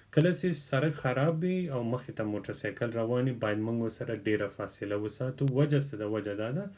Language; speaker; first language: Persian; non-native, local second language; Pashto